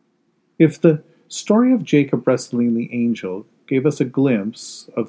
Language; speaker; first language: English; native; English